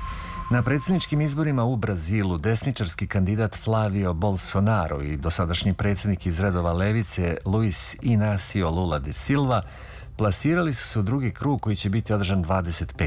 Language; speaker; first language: Serbian; native; Serbian